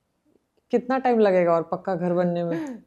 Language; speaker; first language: Hindi; native; Hindi